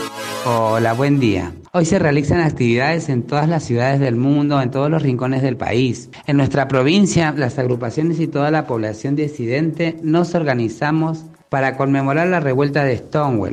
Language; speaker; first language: Spanish; native; Spanish